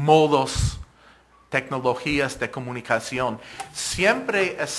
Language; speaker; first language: Spanish; non-native, fluent; English